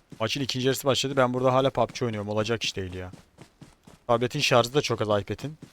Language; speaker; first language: Turkish; native; Turkish